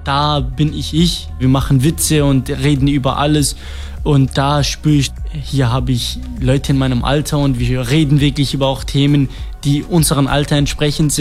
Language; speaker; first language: German; non-native, fluent; Kurdish